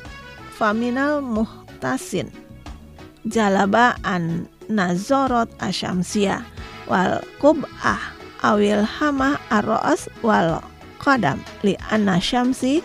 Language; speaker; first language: Arabic; non-native, fluent; Indonesian